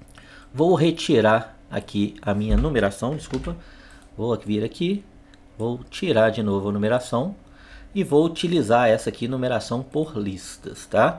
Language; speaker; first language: Portuguese; native; Portuguese